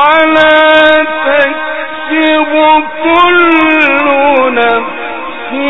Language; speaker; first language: Arabic; native; Arabic